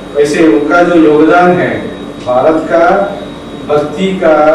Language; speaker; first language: Hindi; non-native, local second language; Telugu